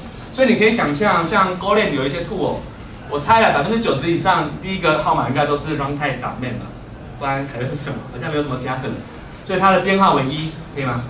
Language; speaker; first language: Chinese; native; Chinese